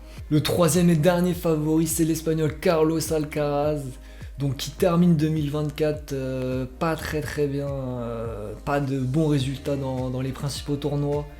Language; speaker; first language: French; native; French